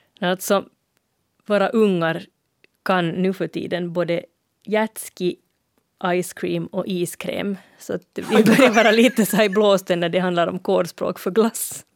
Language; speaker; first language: Swedish; native; Swedish